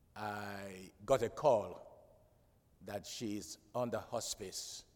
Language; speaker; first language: English; non-native, local second language; Krio